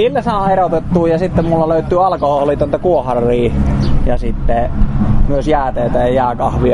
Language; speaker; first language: Finnish; native; Finnish